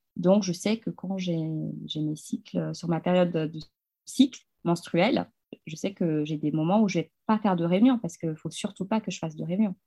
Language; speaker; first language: French; non-native, local second language; Fula